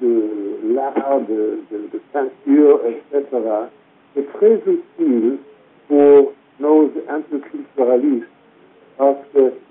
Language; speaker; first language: French; non-native, fluent; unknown